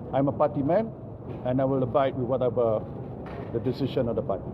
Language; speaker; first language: English; non-native, local second language; Malay